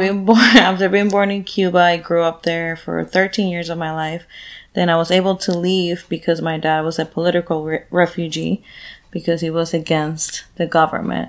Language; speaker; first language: English; non-native, fluent; Spanish